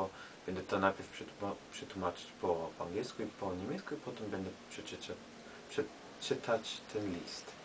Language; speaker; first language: Polish; non-native, learner; German